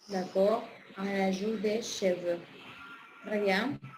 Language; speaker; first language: French; non-native, fluent; Spanish